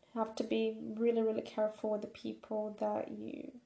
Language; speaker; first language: English; non-native, fluent; Portuguese